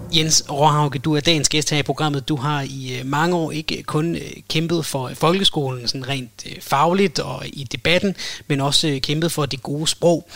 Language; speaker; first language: Danish; native; Danish